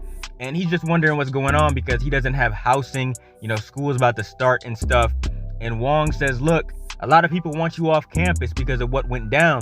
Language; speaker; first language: English; native; English